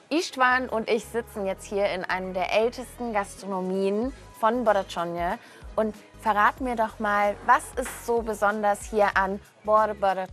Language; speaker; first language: German; native; German